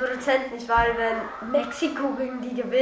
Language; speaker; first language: German; early bilingual, other home language; Bulgarian